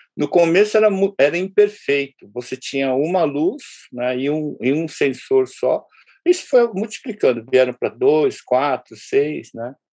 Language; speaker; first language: Portuguese; early bilingual, other home language; Japanese